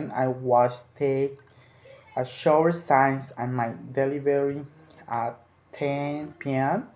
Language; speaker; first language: English; non-native, learner; Spanish